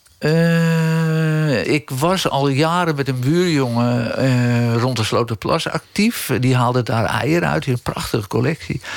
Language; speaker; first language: Dutch; native; Dutch